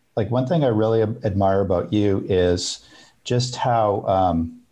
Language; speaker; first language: English; native; English